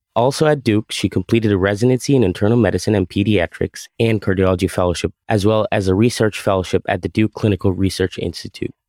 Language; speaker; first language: English; non-native, fluent; Arabic